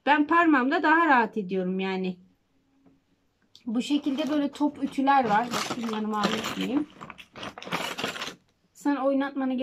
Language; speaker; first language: Turkish; native; Turkish